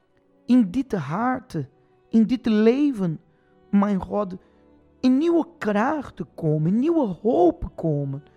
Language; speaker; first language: Dutch; non-native, fluent; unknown